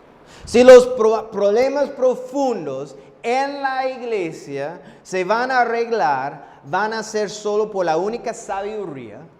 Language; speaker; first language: Spanish; non-native, fluent; English